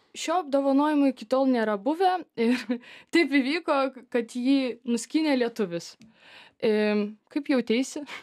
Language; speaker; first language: Lithuanian; non-native, local second language; Russian